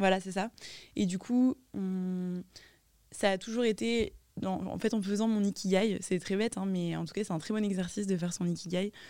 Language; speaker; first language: French; native; French